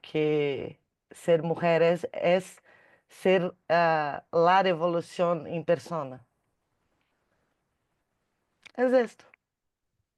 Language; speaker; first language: Spanish; non-native, learner; Portuguese